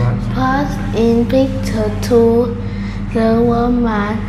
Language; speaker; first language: English; non-native, learner; Vietnamese